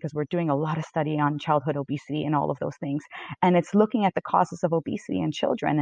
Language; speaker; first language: English; native; English